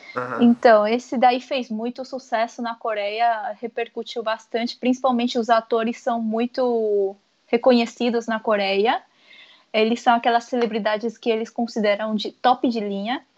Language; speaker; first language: Portuguese; early bilingual, other home language; Korean